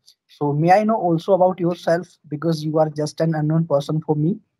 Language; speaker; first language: English; non-native, learner; Hindi